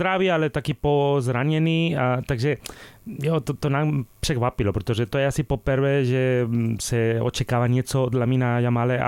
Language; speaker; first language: Czech; non-native, fluent; Spanish